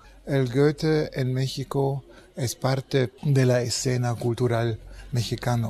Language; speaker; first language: Spanish; non-native, fluent; German